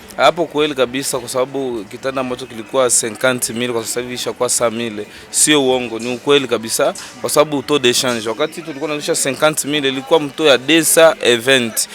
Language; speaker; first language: Swahili; native; Swahili